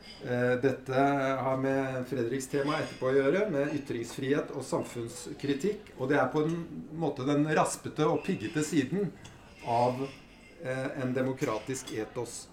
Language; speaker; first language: Norwegian; native; Norwegian